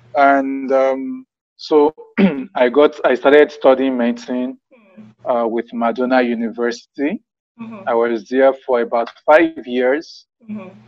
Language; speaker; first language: English; non-native, local second language; Yoruba